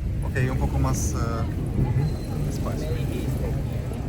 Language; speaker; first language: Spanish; non-native, learner; Russian